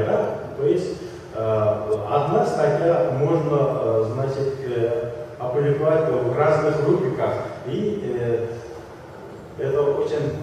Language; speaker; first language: Russian; non-native, local second language; Kyrgyz